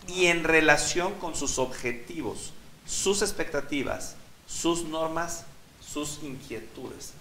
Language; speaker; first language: Spanish; native; Spanish